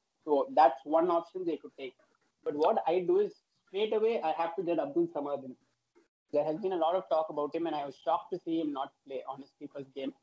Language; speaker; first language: English; non-native, local second language; Tamil